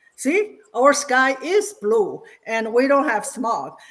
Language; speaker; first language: English; non-native, fluent; Chinese